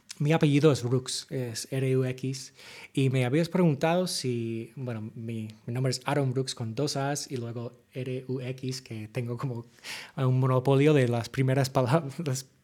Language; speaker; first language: Spanish; non-native, fluent; English